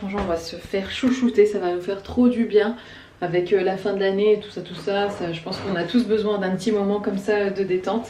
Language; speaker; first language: French; native; French